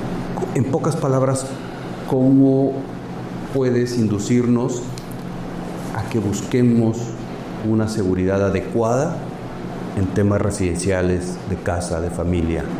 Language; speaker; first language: Spanish; native; Spanish